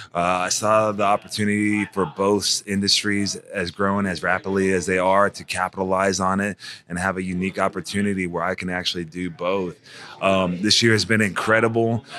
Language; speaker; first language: English; native; English